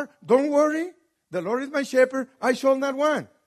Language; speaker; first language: English; non-native, fluent; Spanish